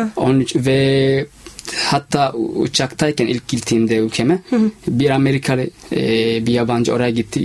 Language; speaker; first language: Turkish; non-native, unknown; Somali